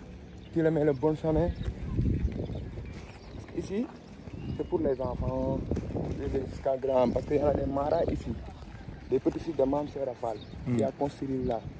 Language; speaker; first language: French; non-native, local second language; Wolof